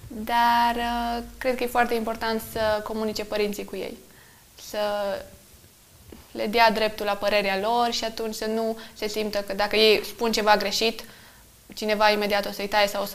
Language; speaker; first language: Romanian; native; Romanian